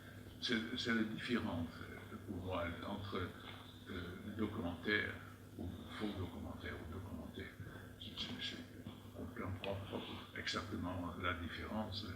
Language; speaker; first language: French; non-native, fluent; Dutch